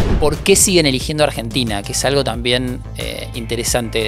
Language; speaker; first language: Spanish; native; Spanish